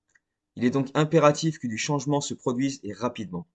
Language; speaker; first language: French; native; French